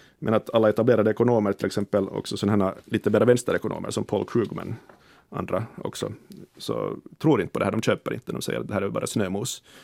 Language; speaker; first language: Swedish; native; Swedish